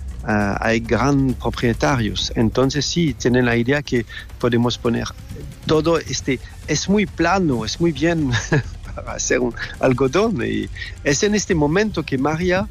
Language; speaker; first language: Spanish; non-native, learner; French